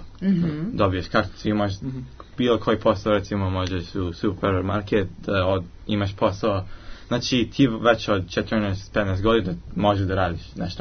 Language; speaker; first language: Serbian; early bilingual, heritage; English